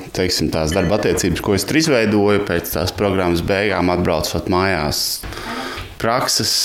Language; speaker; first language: Latvian; native; Latvian